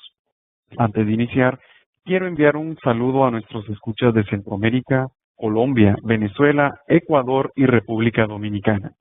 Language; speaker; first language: Spanish; native; Spanish